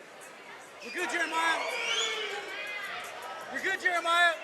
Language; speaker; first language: English; native; English